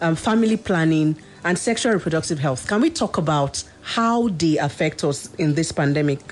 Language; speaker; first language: English; non-native, local second language; Yoruba